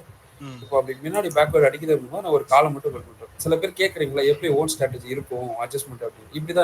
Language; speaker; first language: Tamil; native; Tamil